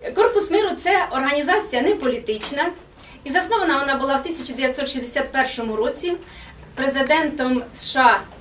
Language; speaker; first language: Ukrainian; non-native, fluent; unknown